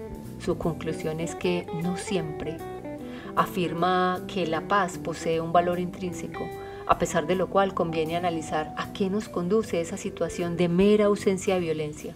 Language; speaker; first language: Spanish; native; Spanish